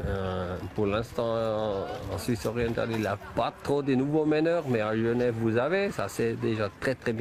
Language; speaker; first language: French; non-native, local second language; German